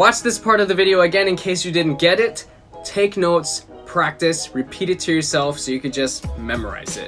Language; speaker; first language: English; native; English